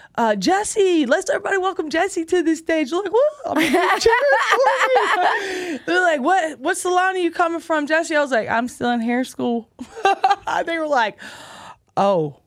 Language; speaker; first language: English; native; English